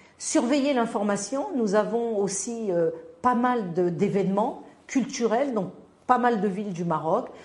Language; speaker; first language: French; non-native, local second language; Arabic